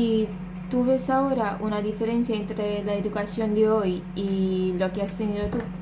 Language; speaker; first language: Spanish; early bilingual, other home language; Romanian